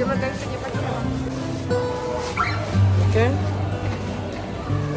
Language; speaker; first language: Portuguese; non-native, fluent; Spanish